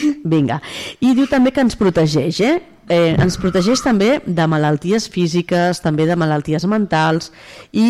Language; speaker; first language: Catalan; native; Catalan